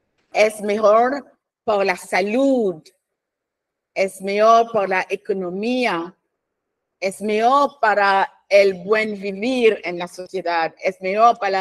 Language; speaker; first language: Spanish; non-native, fluent; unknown